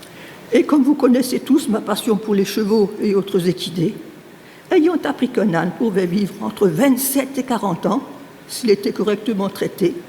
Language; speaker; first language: French; native; French